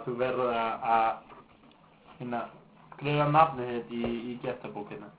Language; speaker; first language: Icelandic; non-native, learner; English